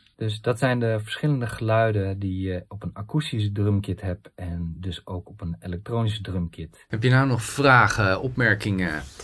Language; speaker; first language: Dutch; native; Dutch